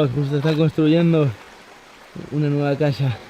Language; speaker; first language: Spanish; native; Spanish